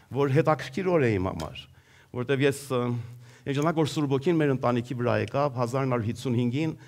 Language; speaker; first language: Armenian; early bilingual, heritage; Armenian